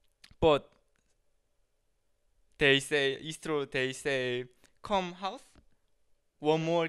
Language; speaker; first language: English; non-native, learner; Korean